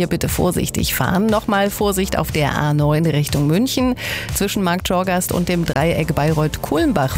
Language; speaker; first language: German; native; German